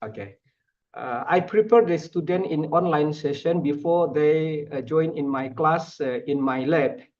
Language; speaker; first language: English; non-native, fluent; Indonesian